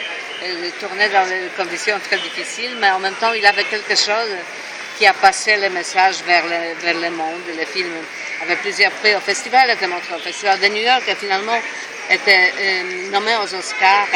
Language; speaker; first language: French; non-native, fluent; Polish